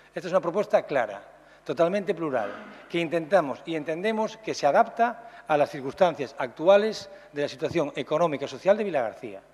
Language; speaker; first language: Spanish; native; Spanish